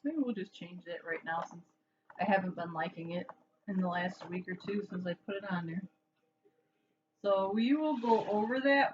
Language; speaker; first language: English; native; English